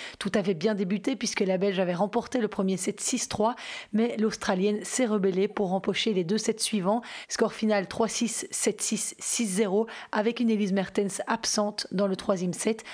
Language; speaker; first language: French; native; French